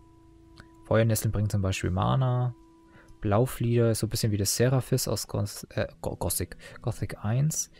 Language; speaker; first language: German; native; German